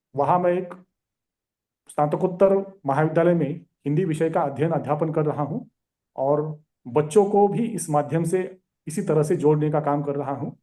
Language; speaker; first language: Hindi; non-native, local second language; Marathi